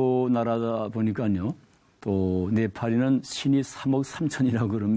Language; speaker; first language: Korean; native; Korean